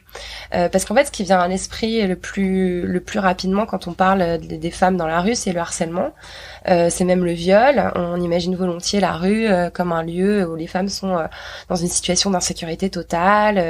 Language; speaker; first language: French; native; French